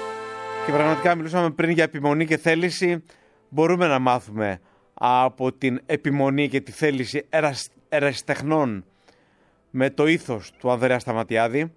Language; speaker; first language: Greek; native; Greek